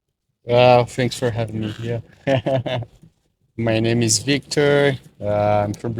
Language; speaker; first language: English; non-native, fluent; Portuguese